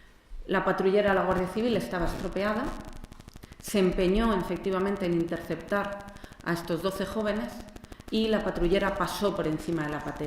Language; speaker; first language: Spanish; native; Spanish